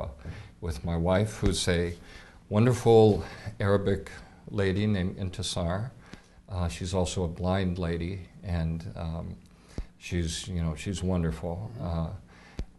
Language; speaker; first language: English; native; English